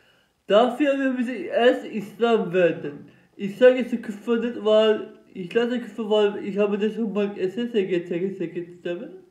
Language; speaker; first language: German; non-native, learner; Turkish